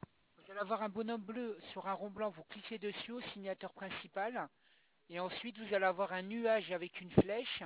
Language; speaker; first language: French; native; French